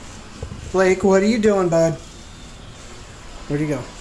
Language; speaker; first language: English; native; English